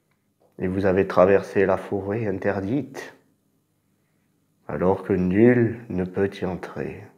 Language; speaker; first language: French; native; French